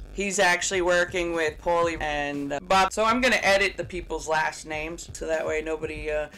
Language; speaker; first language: English; native; English